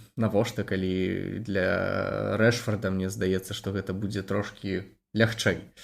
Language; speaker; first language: Belarusian; non-native, local second language; Russian